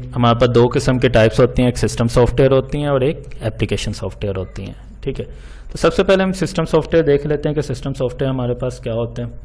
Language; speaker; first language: Urdu; non-native, local second language; Punjabi